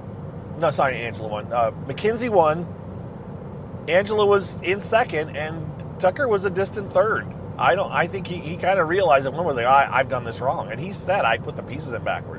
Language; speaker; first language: English; native; English